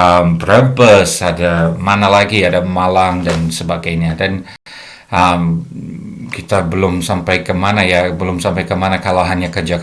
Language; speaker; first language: Indonesian; non-native, fluent; English